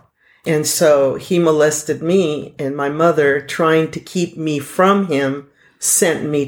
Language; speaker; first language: English; non-native, fluent; Spanish